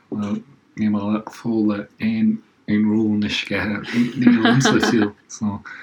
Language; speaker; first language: Irish; non-native, local second language; English